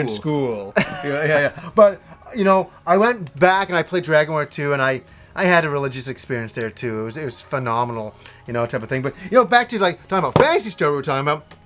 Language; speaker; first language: English; native; English